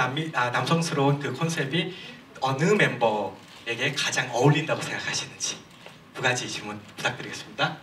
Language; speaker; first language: Korean; non-native, fluent; Thai